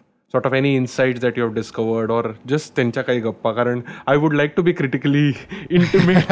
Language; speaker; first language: English; non-native, local second language; Marathi